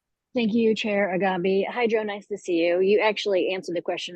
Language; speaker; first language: English; native; English